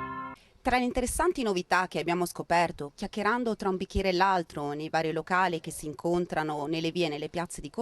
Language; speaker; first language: Italian; native; Italian